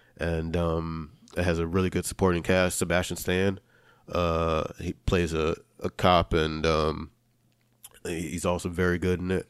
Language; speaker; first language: English; native; English